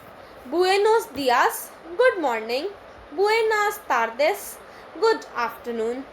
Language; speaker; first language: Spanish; non-native, learner; Hindi